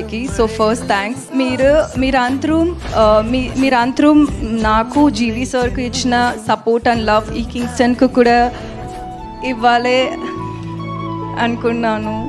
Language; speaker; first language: Telugu; non-native, learner; Tamil